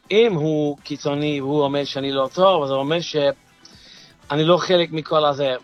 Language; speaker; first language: Hebrew; non-native, fluent; Yiddish